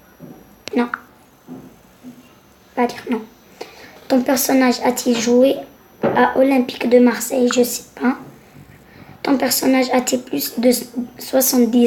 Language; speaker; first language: French; non-native, local second language; Arabic